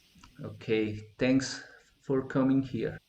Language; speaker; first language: English; non-native, fluent; Spanish